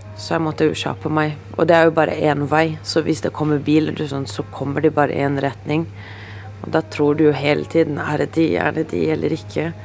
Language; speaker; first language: Norwegian; early bilingual, other home language; Portuguese